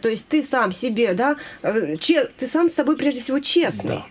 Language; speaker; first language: Russian; native; Russian